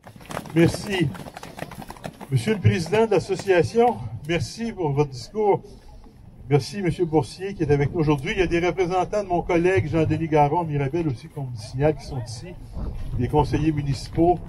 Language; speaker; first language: French; native; French